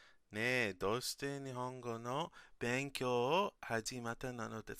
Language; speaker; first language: Japanese; non-native, learner; English